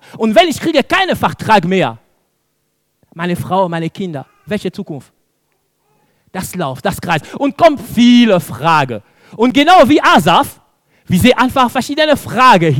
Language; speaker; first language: German; non-native, fluent; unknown